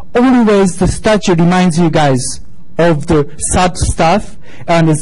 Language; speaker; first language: English; non-native, fluent; Japanese